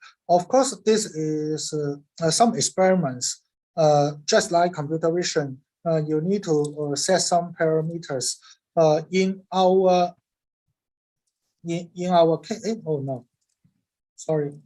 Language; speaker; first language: English; non-native, learner; Cantonese